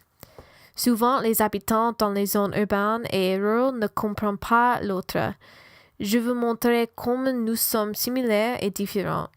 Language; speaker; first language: French; non-native, learner; English